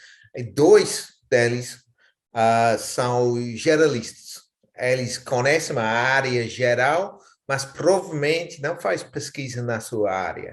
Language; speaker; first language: Portuguese; non-native, fluent; English